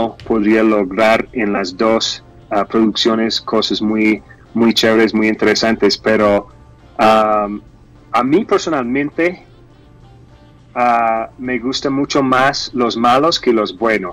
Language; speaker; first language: Spanish; non-native, fluent; English